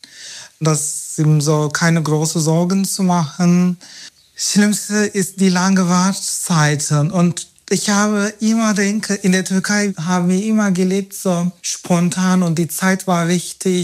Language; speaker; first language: German; non-native, learner; Turkish